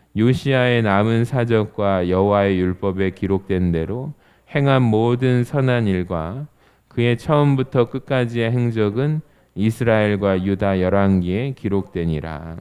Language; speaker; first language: Korean; native; Korean